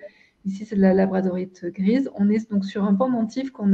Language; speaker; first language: French; native; French